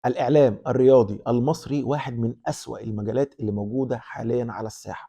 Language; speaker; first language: Arabic; native; Arabic